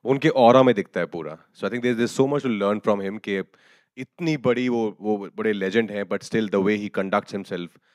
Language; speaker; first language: Hindi; native; Hindi